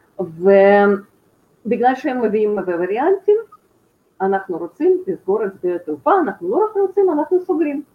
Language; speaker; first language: Hebrew; non-native, fluent; Russian